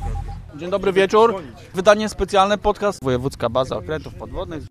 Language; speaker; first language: Polish; native; Polish